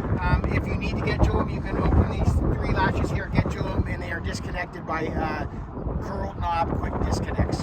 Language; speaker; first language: English; native; English